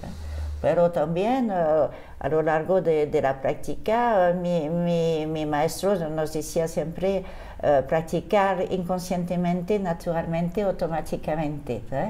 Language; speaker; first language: Spanish; non-native, fluent; French